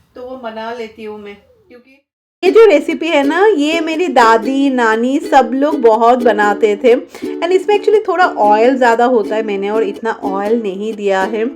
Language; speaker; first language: Hindi; non-native, local second language; Bangla